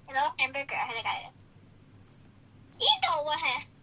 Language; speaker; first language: Chinese; native; Chinese